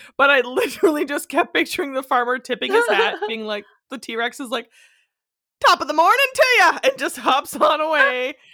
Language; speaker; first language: English; native; English